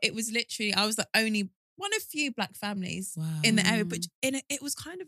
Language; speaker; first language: English; native; English